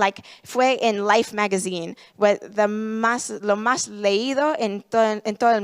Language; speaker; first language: Spanish; non-native, learner; English